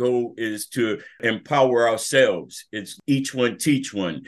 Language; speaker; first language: English; native; English